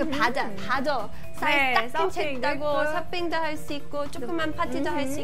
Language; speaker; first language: Korean; non-native, learner; English